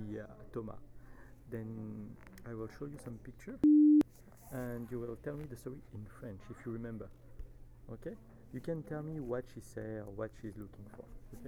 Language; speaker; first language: English; non-native, fluent; French